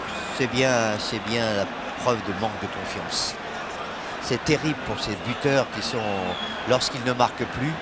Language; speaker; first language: French; native; French